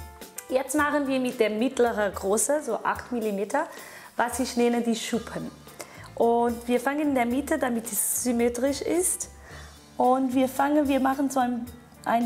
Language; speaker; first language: German; non-native, fluent; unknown